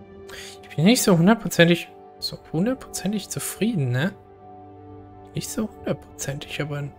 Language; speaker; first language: German; native; German